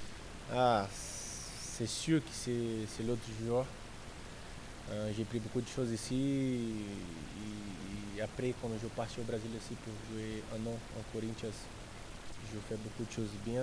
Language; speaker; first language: French; non-native, learner; Portuguese